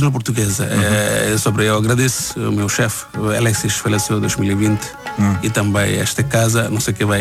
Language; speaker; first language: Portuguese; non-native, learner; Bangla